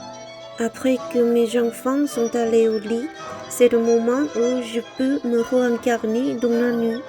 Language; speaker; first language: French; non-native, learner; Korean